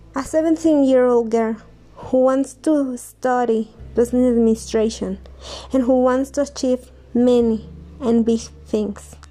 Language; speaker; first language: English; non-native, learner; Spanish